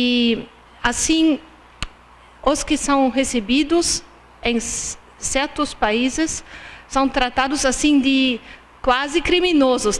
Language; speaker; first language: Portuguese; non-native, fluent; German